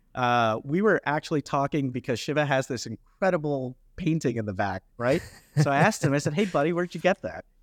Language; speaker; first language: English; early bilingual, other home language; Hindi